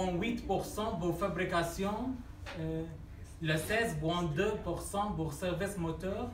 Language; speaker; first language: French; non-native, learner; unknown